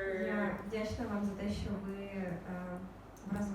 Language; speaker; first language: Ukrainian; native; Ukrainian